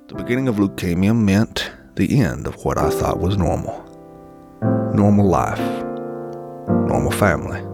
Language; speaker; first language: English; native; English